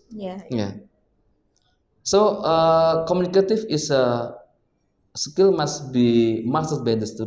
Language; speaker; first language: English; non-native, learner; Indonesian